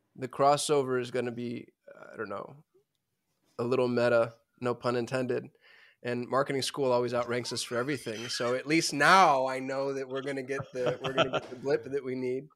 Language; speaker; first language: English; early bilingual, other home language; Urdu